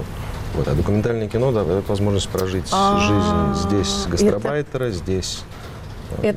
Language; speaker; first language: Russian; native; Russian